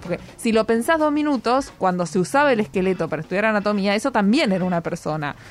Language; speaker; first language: Spanish; native; Spanish